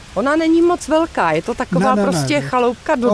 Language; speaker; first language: Czech; native; Czech